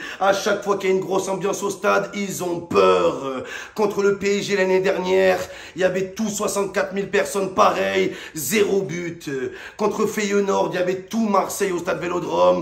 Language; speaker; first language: French; native; French